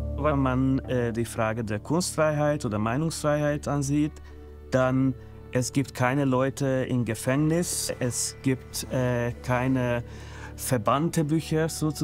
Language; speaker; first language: German; non-native, fluent; Hungarian